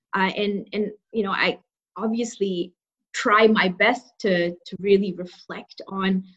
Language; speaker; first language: English; non-native, local second language; Urdu